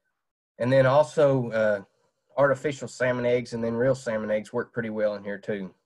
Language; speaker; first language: English; native; English